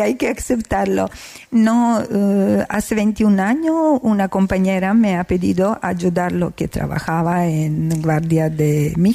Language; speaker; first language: Spanish; non-native, learner; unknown